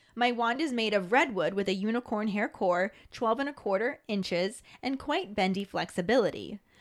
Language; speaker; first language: English; native; English